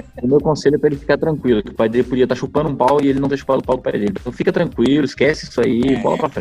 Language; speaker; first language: Portuguese; native; Portuguese